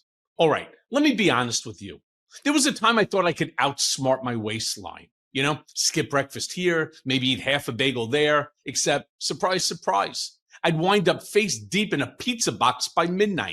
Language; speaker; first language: English; native; English